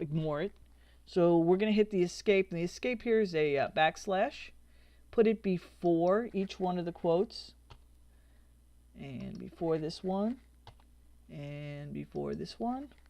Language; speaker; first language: English; native; English